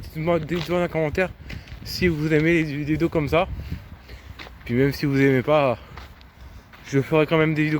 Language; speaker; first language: French; native; French